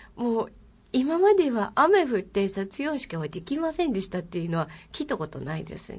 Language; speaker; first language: Japanese; non-native, fluent; Mongolian